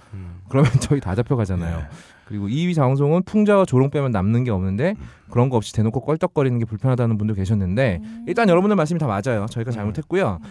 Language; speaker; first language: Korean; native; Korean